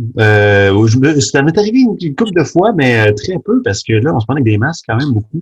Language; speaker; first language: French; early bilingual, other home language; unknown